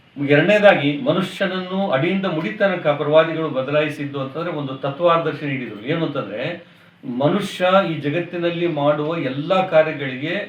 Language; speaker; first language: Kannada; non-native, local second language; Urdu